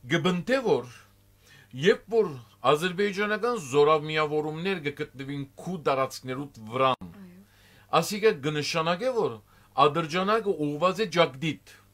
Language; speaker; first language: Armenian; native; Armenian